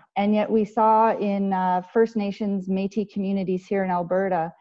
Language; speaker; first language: English; native; English